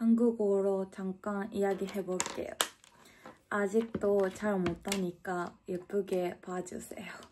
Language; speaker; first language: Korean; non-native, learner; Japanese